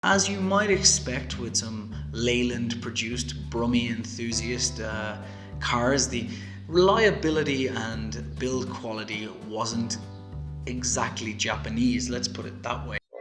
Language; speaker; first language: English; native; English